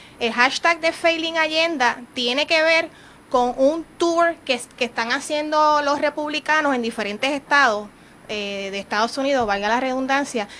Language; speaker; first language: Spanish; native; Spanish